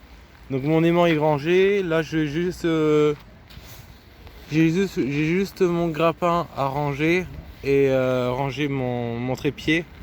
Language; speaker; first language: French; native; French